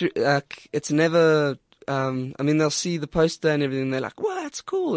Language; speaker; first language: English; native; English